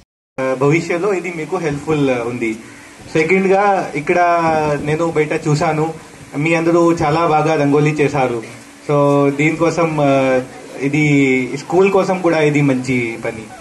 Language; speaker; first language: Telugu; non-native, learner; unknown